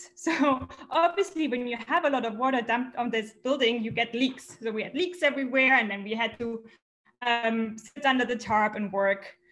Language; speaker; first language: English; non-native, fluent; German